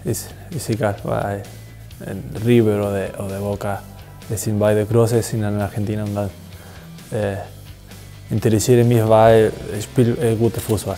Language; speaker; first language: German; non-native, learner; Spanish